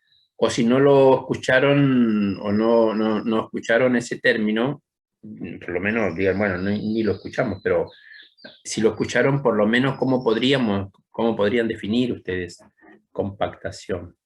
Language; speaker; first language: Spanish; native; Spanish